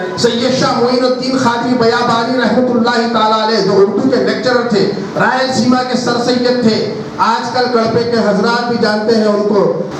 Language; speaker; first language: Urdu; native; Urdu